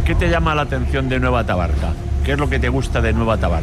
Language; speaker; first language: Spanish; native; Spanish